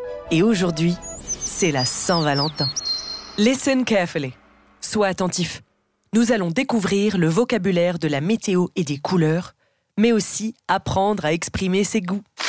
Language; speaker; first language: French; native; French